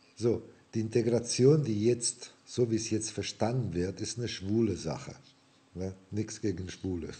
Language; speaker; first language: German; non-native, fluent; Italian